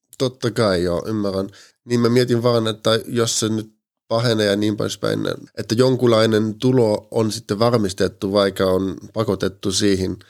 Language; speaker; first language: Finnish; non-native, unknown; German